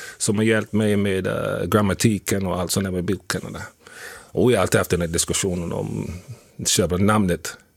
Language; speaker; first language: Swedish; non-native, fluent; English